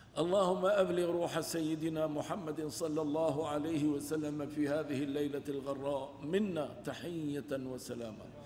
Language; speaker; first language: Arabic; non-native, local second language; Kurdish